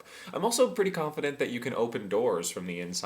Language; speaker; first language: English; native; English